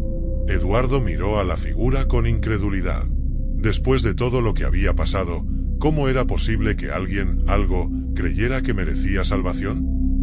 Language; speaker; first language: Spanish; native; Spanish